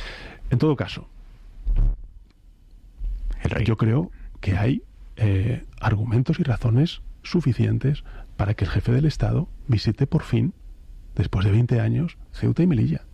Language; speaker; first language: Spanish; native; Spanish